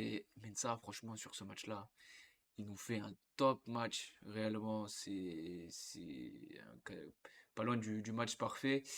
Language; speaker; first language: French; native; French